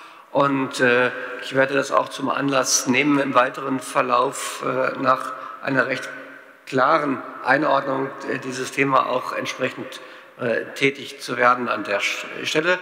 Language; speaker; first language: German; native; German